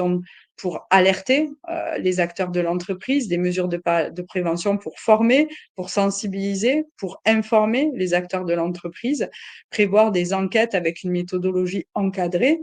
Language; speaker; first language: French; native; French